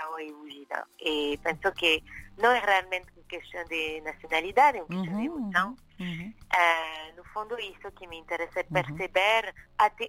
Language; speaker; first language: Portuguese; non-native, fluent; French